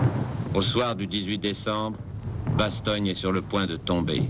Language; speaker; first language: French; native; French